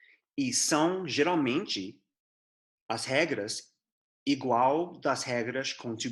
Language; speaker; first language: Portuguese; non-native, fluent; English